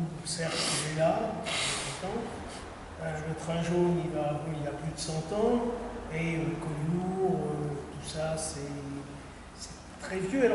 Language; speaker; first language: French; native; French